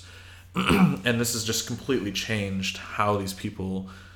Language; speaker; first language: English; native; English